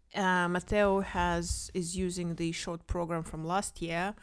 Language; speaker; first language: English; non-native, fluent; Kazakh